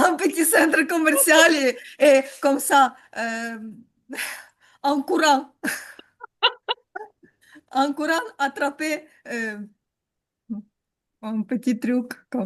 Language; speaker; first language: French; non-native, learner; Ukrainian